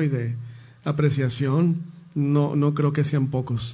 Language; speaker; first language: Spanish; native; Spanish